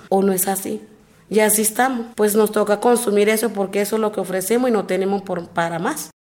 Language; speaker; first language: Spanish; non-native, local second language; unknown